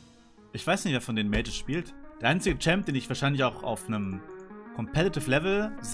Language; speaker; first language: German; native; German